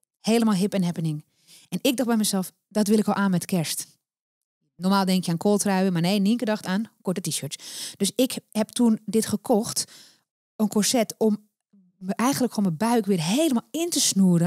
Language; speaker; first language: Dutch; native; Dutch